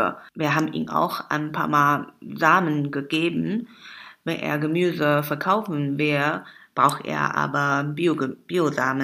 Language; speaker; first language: German; non-native, fluent; Chinese